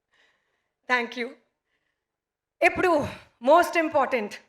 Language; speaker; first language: Telugu; non-native, learner; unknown